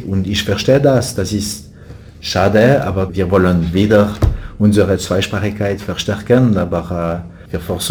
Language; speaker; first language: German; non-native, learner; French